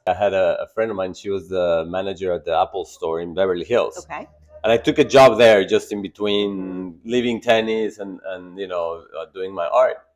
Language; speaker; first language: English; non-native, fluent; Spanish